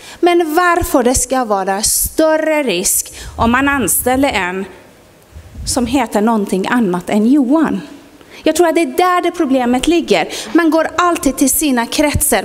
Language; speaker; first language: Swedish; non-native, fluent; Persian